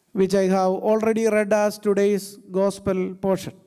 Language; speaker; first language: English; non-native, local second language; Malayalam